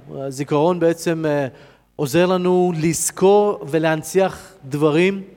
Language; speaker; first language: Hebrew; non-native, fluent; English